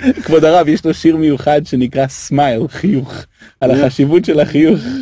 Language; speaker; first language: Hebrew; non-native, fluent; English